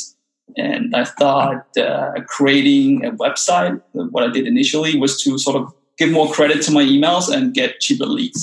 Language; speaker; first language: English; non-native, fluent; Danish